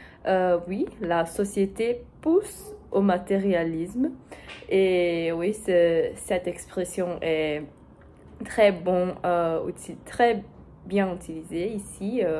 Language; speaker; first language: French; non-native, learner; Portuguese